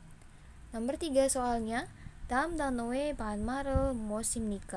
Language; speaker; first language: Korean; non-native, fluent; Indonesian